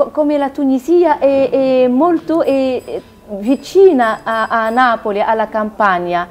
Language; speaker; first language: Italian; non-native, learner; Arabic